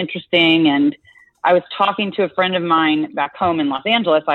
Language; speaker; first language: English; native; English